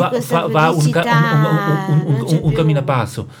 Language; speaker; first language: Italian; non-native, learner; German